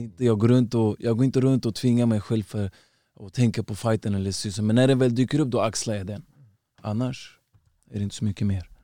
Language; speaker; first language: Swedish; early bilingual, other home language; Uzbek